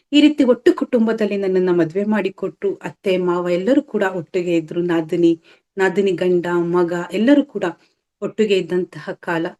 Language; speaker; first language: Kannada; native; Kannada